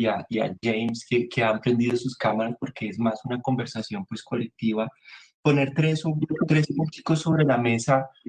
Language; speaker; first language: Spanish; native; Spanish